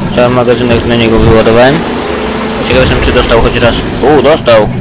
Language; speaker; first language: Polish; native; Polish